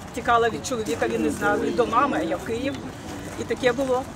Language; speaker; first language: Ukrainian; native; Ukrainian